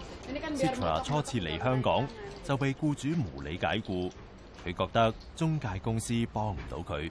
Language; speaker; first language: Cantonese; native; Cantonese